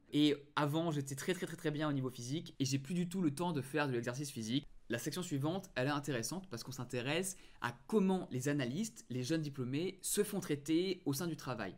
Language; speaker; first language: French; native; French